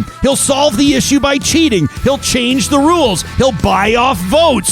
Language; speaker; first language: English; native; English